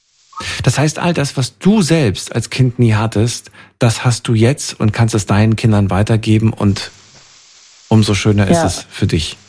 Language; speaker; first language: German; native; German